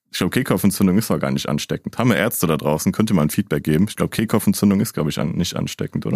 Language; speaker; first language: German; native; German